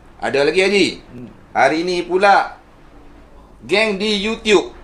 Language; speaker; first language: Malay; native; Malay